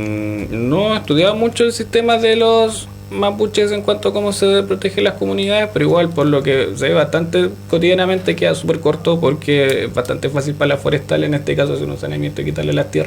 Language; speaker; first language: Spanish; native; Spanish